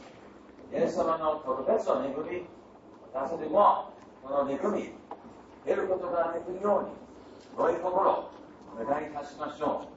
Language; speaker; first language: Japanese; non-native, fluent; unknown